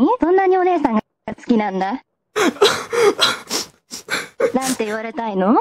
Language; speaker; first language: Japanese; native; Japanese